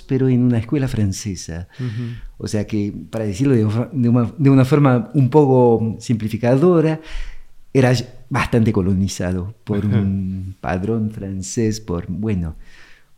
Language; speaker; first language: Spanish; non-native, fluent; French